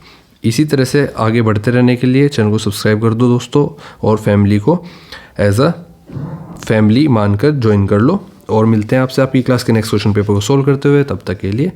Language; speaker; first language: Hindi; native; Hindi